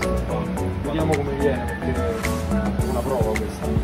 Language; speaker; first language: Italian; native; Italian